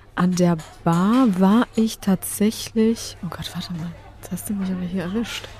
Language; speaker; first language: German; early bilingual, other home language; Polish